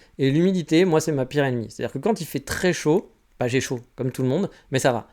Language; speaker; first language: French; native; French